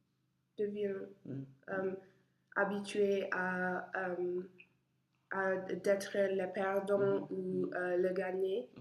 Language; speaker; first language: French; non-native, learner; English